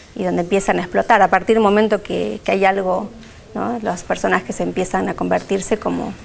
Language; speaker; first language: Spanish; native; Spanish